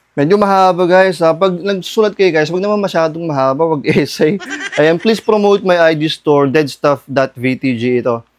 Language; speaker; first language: Filipino; non-native, local second language; Iloko